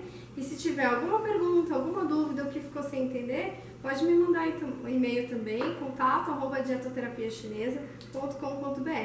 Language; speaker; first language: Portuguese; native; Portuguese